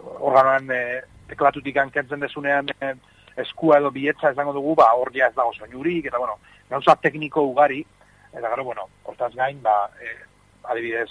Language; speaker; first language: Basque; native; Basque